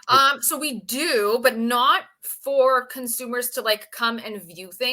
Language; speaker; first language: English; native; English